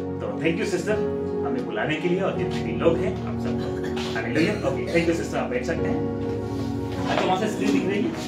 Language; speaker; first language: Hindi; native; Hindi